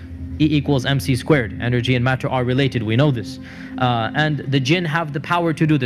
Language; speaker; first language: English; native; English